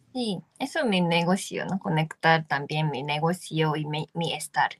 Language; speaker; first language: Spanish; non-native, fluent; Japanese